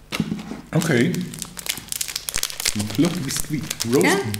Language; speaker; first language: Hebrew; native; Hebrew